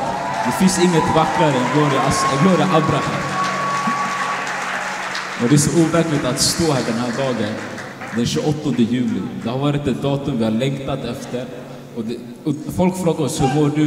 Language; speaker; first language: Swedish; early bilingual, other home language; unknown